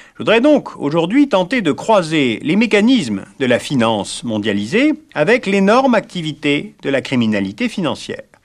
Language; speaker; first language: French; native; French